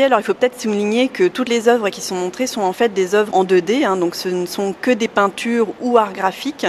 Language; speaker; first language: French; native; French